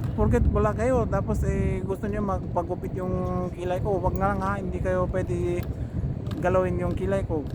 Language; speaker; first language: Filipino; native; Filipino